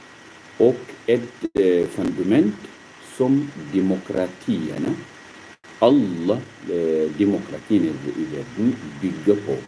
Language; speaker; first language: Swedish; non-native, learner; Arabic